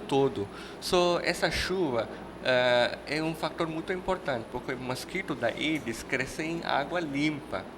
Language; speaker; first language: Portuguese; non-native, learner; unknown